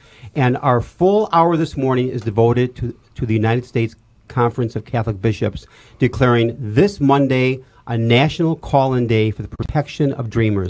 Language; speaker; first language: English; native; English